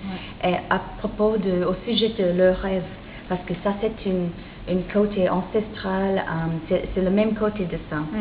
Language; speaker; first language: French; non-native, fluent; English